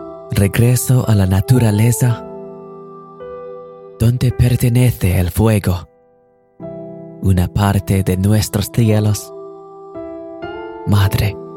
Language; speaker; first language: Spanish; non-native, learner; English